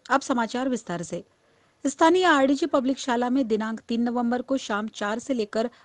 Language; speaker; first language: Hindi; non-native, local second language; Marathi